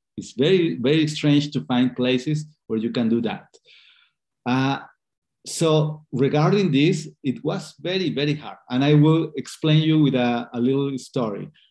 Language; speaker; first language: English; non-native, fluent; Spanish